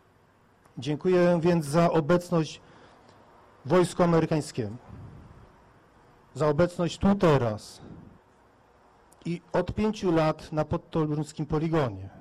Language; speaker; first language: Polish; native; Polish